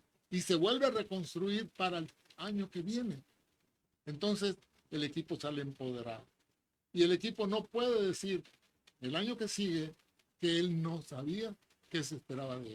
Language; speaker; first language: Spanish; native; Spanish